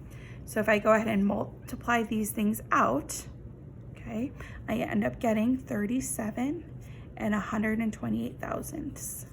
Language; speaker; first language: English; native; English